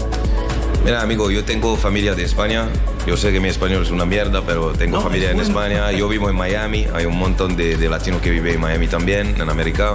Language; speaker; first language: Spanish; non-native, learner; French